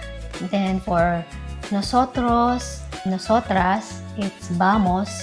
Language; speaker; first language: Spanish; non-native, learner; Filipino